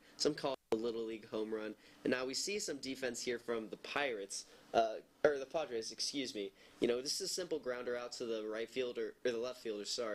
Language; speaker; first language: English; native; English